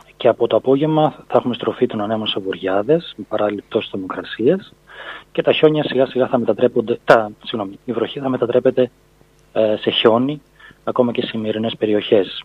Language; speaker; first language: Greek; native; Greek